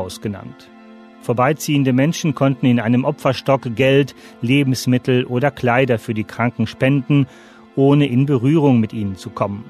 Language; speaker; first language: German; native; German